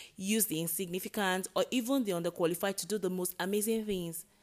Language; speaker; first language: English; non-native, local second language; Yoruba